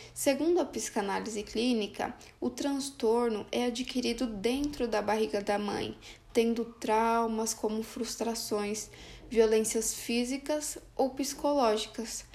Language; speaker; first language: Portuguese; native; Portuguese